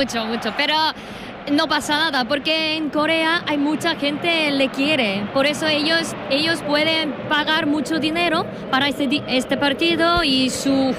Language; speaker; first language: Spanish; non-native, learner; Korean